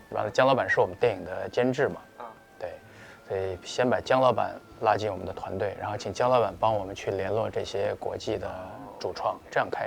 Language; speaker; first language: Chinese; native; Chinese